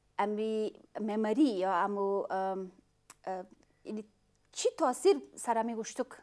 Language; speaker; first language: Persian; non-native, fluent; Pashto